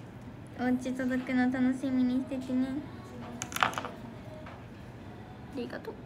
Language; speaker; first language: Japanese; native; Japanese